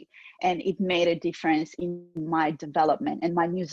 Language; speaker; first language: English; non-native, fluent; Georgian